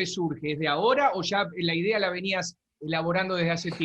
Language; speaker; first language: Spanish; native; Spanish